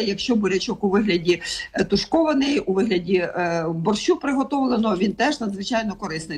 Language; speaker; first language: Ukrainian; native; Ukrainian